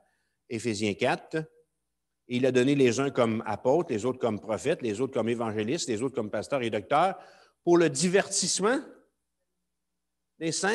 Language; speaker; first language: French; native; French